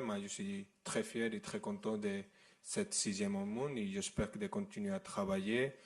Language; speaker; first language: French; non-native, fluent; Spanish